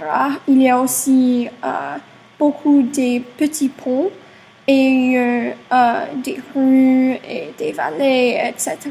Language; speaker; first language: French; non-native, learner; English